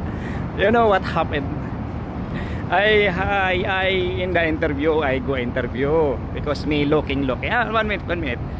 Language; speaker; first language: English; non-native, learner; Filipino